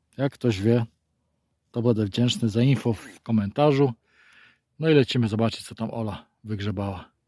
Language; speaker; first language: Polish; native; Polish